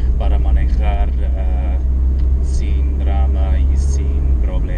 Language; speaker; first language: Spanish; non-native, learner; English